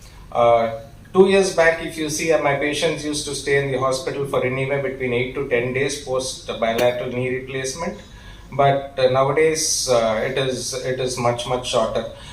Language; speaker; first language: English; non-native, local second language; Tamil